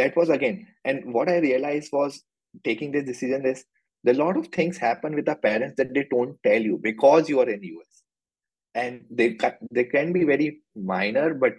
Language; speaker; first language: English; non-native, local second language; Hindi